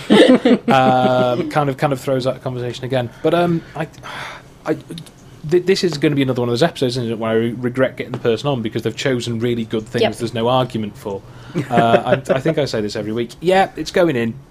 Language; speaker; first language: English; native; English